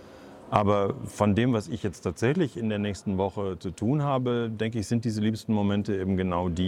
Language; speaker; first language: German; native; German